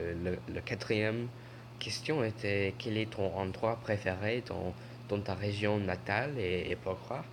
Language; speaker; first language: French; non-native, learner; English